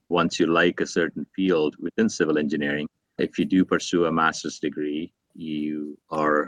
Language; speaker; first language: English; non-native, local second language; Telugu